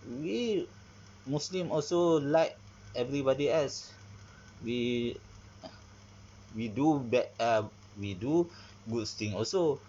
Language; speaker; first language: English; non-native, learner; Malay